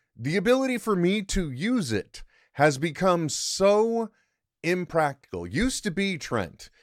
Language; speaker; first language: English; native; English